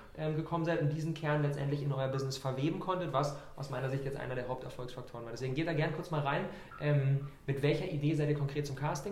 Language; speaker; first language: German; native; German